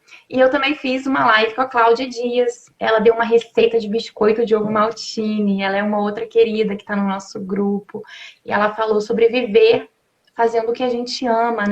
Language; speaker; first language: Portuguese; native; Portuguese